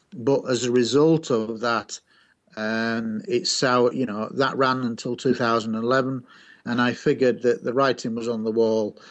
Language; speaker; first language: English; native; English